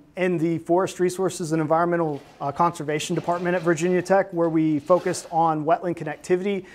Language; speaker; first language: English; native; English